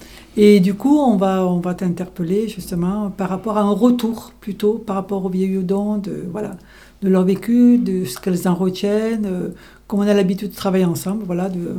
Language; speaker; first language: French; native; French